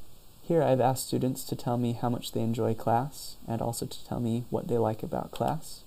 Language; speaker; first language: English; native; English